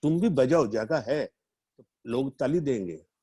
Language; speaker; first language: Hindi; non-native, local second language; Bangla